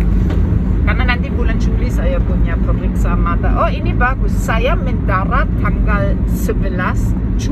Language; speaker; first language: Indonesian; non-native, fluent; German